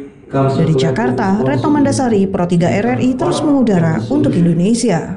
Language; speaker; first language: Indonesian; native; Indonesian